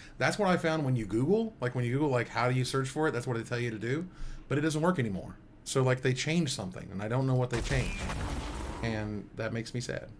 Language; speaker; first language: English; native; English